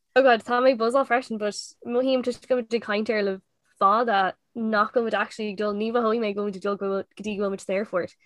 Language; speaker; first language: Irish; non-native, local second language; English